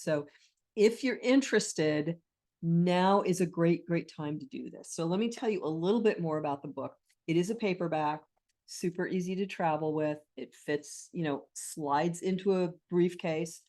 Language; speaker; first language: English; native; English